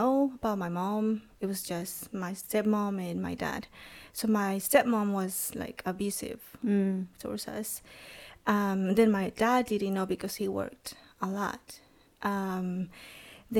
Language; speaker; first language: English; non-native, fluent; Spanish